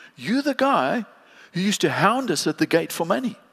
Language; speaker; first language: English; native; English